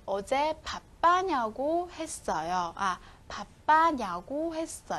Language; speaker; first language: Korean; non-native, fluent; Chinese